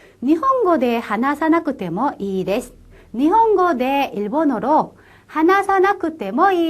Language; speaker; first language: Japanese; non-native, fluent; Korean